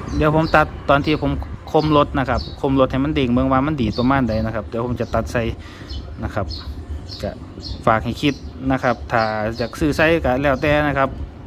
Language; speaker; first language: Thai; native; Thai